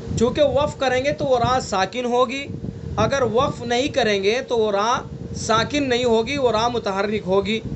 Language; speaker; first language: Urdu; native; Urdu